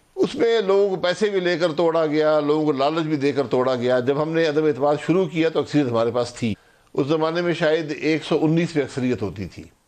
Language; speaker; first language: Urdu; non-native, local second language; Sindhi